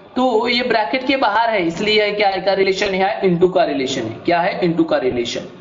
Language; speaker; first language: Hindi; non-native, local second language; Marathi